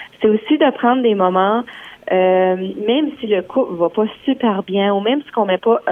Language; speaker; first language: French; native; French